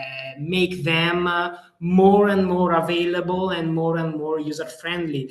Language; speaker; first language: English; non-native, fluent; Italian